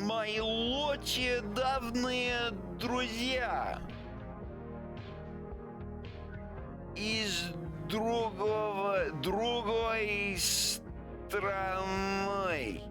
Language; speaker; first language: Russian; non-native, learner; English